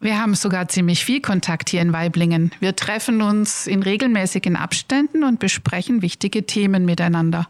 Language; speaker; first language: German; native; German